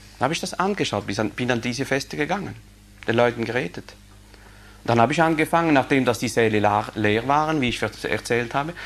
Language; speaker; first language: German; non-native, local second language; Swiss German